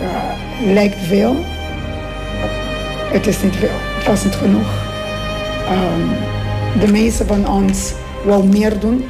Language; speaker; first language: Dutch; non-native, local second language; Papiamento